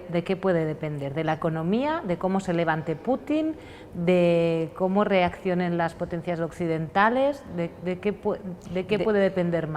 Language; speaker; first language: Spanish; non-native, local second language; Catalan